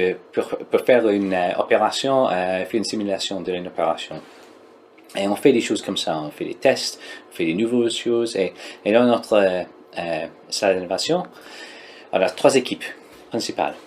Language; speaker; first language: French; non-native, learner; English